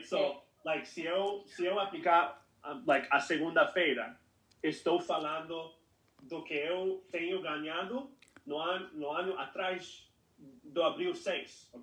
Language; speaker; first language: Portuguese; non-native, fluent; English